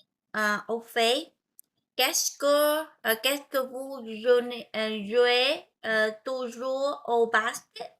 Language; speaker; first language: French; non-native, learner; Vietnamese